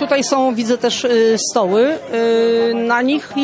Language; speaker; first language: Polish; native; Polish